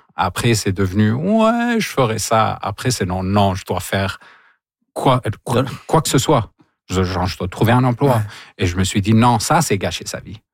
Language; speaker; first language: French; non-native, local second language; Arabic